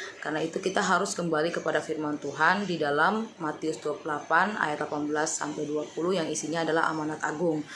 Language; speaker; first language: Indonesian; native; Indonesian